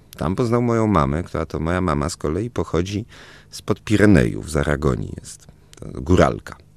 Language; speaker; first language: Polish; early bilingual, other home language; Spanish